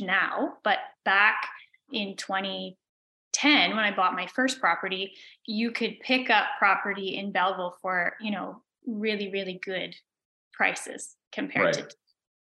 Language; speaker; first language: English; native; English